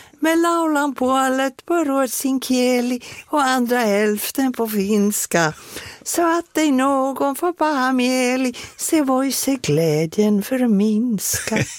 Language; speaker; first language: Swedish; native; Swedish